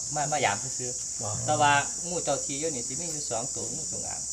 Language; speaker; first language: Thai; native; Thai